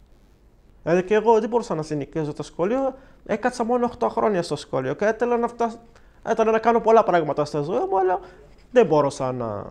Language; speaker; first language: Greek; non-native, learner; Arabic